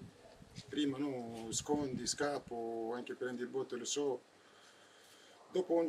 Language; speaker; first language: Italian; non-native, learner; Arabic